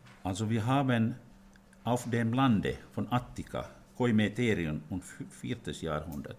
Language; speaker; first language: German; non-native, fluent; Finnish